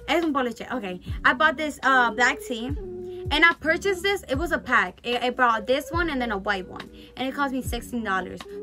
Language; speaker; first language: English; early bilingual, other home language; Spanish